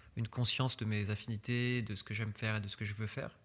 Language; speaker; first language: French; early bilingual, other home language; Persian